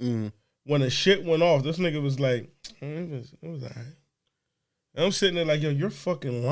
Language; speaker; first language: English; native; English